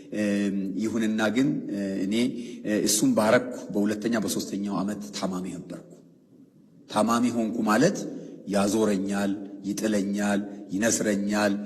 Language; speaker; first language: Amharic; non-native, local second language; Oromo